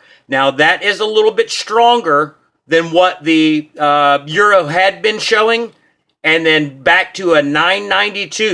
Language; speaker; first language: English; native; English